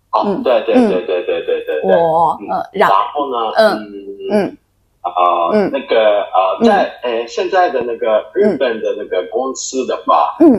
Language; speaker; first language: Chinese; non-native, fluent; Japanese